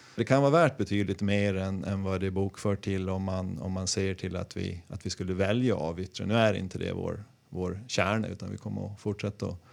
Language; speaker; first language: Swedish; native; Swedish